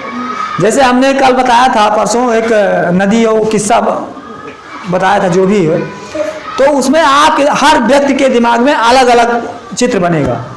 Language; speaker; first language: Hindi; native; Hindi